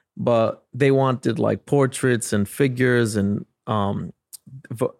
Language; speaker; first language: English; native; English